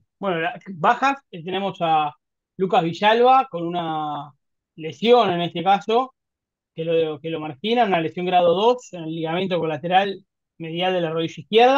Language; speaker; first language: Spanish; native; Spanish